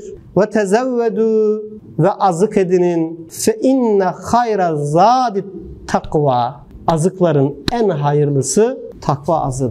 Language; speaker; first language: Turkish; native; Turkish